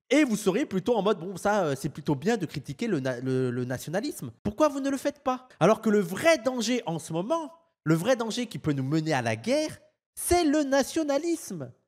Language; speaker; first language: French; native; French